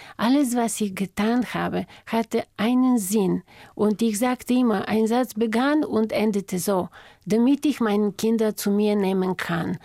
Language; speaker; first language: German; non-native, fluent; Bulgarian